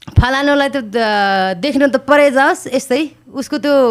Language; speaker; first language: Nepali; native; Nepali